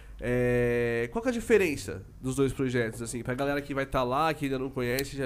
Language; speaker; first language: Portuguese; native; Portuguese